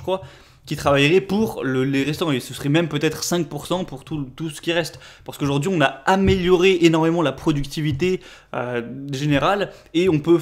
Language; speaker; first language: French; native; French